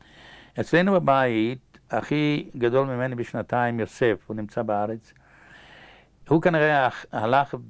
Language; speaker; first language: Hebrew; non-native, fluent; Yiddish